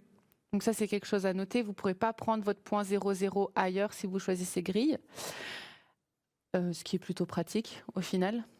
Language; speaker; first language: French; native; French